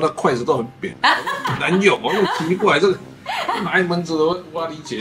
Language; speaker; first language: Chinese; native; Chinese